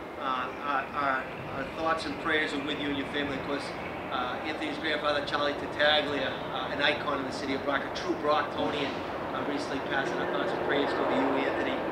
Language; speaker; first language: English; native; English